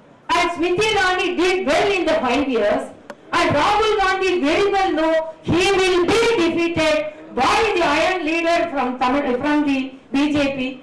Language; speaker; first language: English; non-native, local second language; Tamil